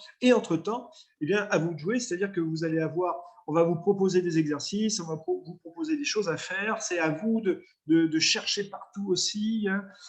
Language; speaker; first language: French; native; French